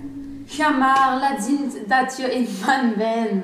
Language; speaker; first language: Dutch; non-native, learner; French